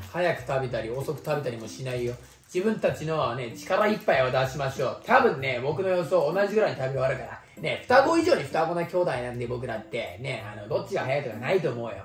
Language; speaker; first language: Japanese; early bilingual, other home language; Turkish